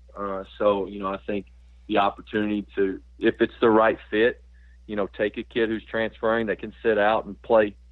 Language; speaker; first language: English; native; English